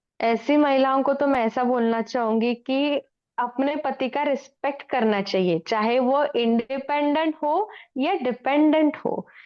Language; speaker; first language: Hindi; non-native, local second language; Marathi